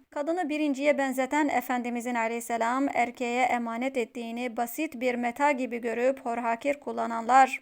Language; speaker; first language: Turkish; native; Turkish